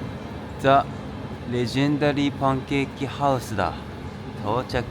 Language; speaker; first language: Japanese; native; Japanese